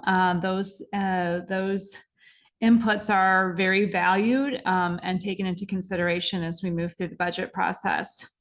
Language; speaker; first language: English; native; English